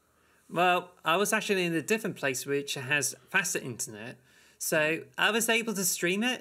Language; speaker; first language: English; native; English